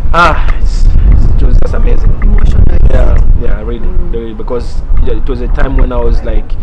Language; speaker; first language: English; non-native, local second language; Bemba